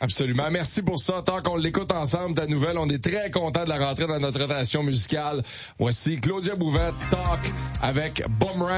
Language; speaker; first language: French; native; French